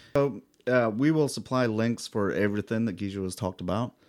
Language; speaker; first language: English; native; English